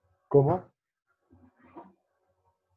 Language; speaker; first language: Spanish; native; Spanish